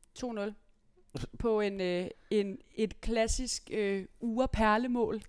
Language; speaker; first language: Danish; native; Danish